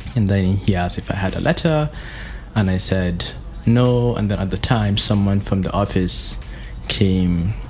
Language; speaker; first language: English; non-native, local second language; Hausa